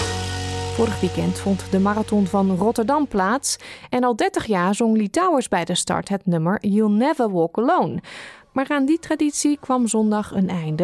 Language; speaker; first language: Dutch; native; Dutch